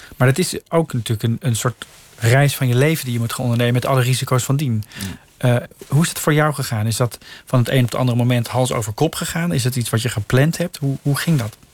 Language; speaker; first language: Dutch; native; Dutch